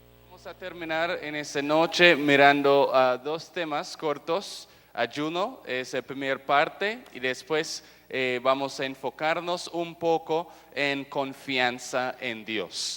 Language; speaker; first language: Spanish; non-native, fluent; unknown